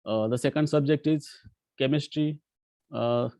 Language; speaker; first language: English; non-native, local second language; Marathi